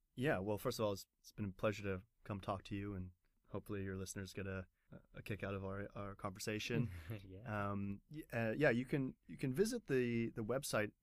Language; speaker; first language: English; native; English